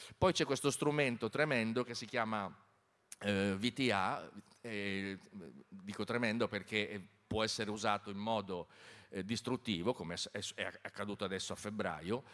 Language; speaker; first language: Italian; native; Italian